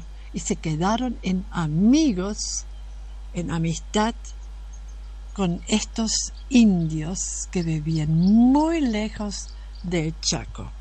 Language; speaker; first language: Spanish; non-native, fluent; German